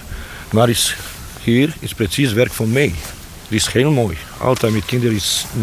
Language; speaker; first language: Dutch; non-native, learner; Bosnian